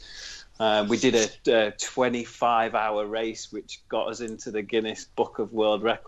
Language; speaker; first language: English; native; English